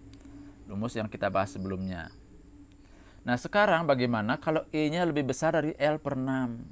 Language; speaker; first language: Indonesian; native; Indonesian